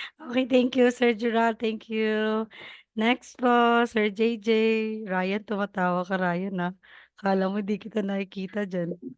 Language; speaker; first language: Filipino; non-native, local second language; Cebuano